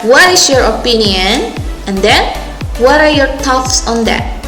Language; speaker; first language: English; non-native, local second language; Indonesian